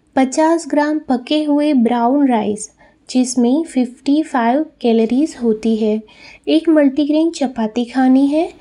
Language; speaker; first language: Hindi; non-native, local second language; Gujarati